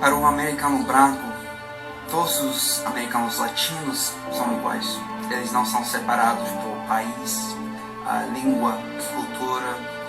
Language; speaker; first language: Portuguese; non-native, fluent; English